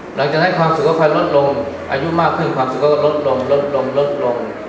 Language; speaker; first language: Thai; native; Thai